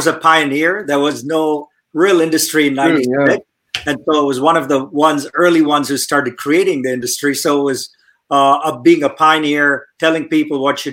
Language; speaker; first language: English; non-native, local second language; Tamil